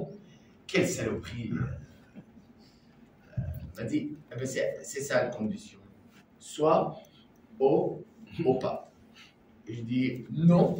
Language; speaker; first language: French; non-native, learner; Arabic